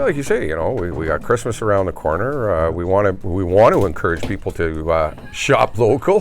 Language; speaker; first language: English; native; English